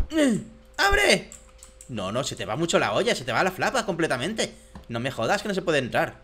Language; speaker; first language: Spanish; native; Spanish